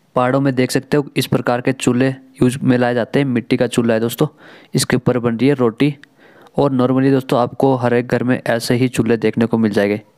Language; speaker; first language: Hindi; native; Hindi